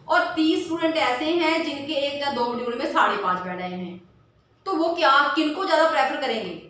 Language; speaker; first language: Hindi; non-native, local second language; Punjabi